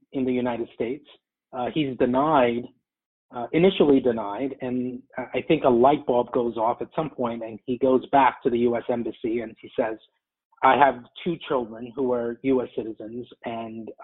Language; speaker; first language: English; native; English